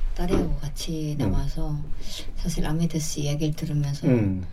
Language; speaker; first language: Korean; native; Korean